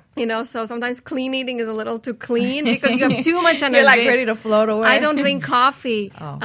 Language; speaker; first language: English; non-native, fluent; Russian